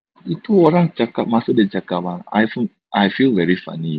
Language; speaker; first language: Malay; non-native, local second language; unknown